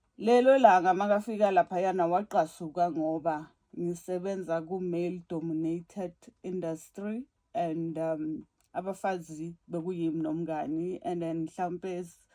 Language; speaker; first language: Zulu; non-native, local second language; South Ndebele